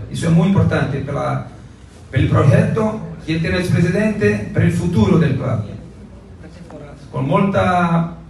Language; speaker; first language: Spanish; non-native, learner; Portuguese